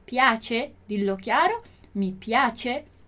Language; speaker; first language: Italian; non-native, fluent; Portuguese